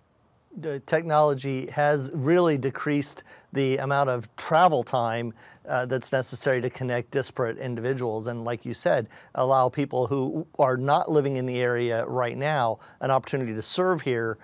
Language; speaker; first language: English; native; English